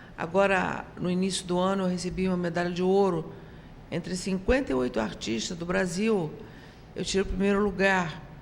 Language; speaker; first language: Portuguese; native; Portuguese